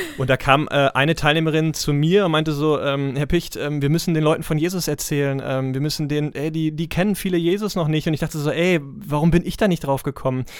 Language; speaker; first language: German; native; German